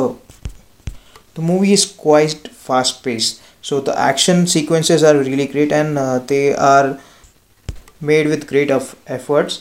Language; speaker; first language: English; non-native, local second language; Marathi